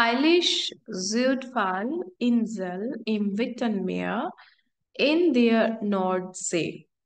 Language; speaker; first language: German; non-native, fluent; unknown